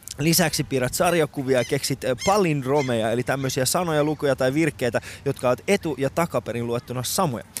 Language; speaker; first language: Finnish; non-native, fluent; Persian